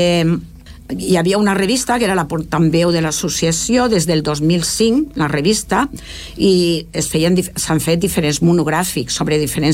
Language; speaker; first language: Catalan; native; Catalan